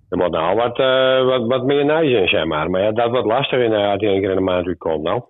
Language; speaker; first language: Dutch; native; Dutch